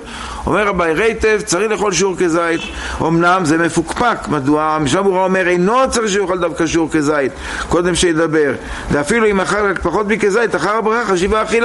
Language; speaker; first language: Hebrew; native; Hebrew